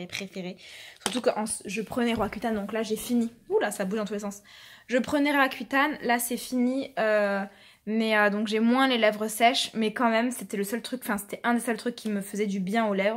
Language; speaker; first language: French; native; French